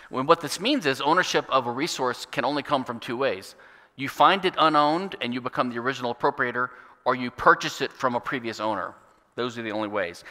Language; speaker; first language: English; native; English